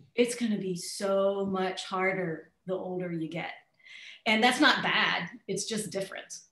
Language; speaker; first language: English; native; English